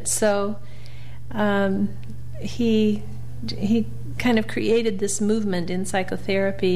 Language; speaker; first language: English; native; English